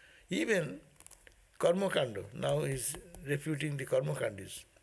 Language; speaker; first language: English; non-native, local second language; Bangla